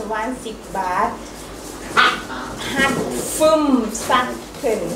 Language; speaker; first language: German; non-native, learner; Thai